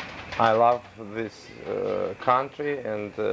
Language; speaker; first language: English; non-native, learner; Russian